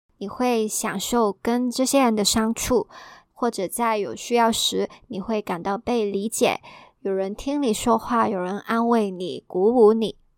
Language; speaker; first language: Chinese; non-native, local second language; Cantonese